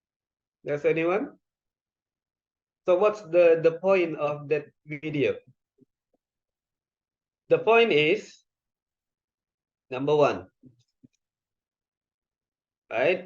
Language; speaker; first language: English; non-native, local second language; Indonesian